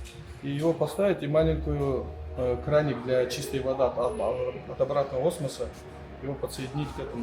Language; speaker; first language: Russian; native; Russian